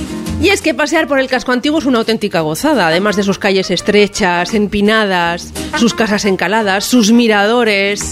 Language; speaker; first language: Spanish; native; Spanish